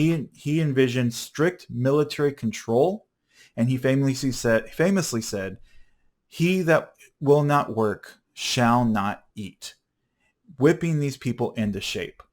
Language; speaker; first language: English; native; English